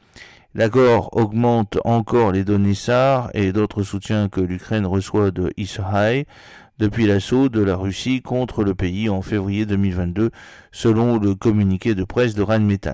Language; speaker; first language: French; native; French